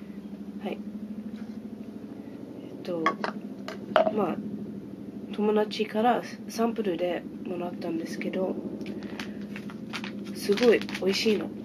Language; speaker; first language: Japanese; non-native, fluent; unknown